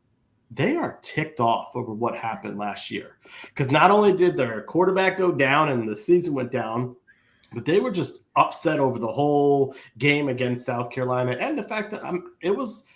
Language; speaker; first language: English; native; English